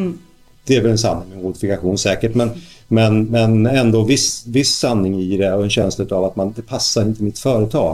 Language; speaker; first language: Swedish; native; Swedish